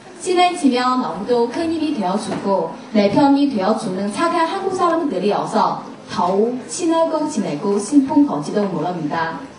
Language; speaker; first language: Korean; non-native, learner; Chinese